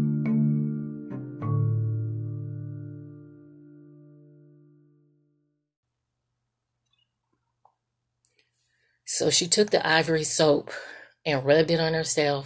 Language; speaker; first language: English; native; English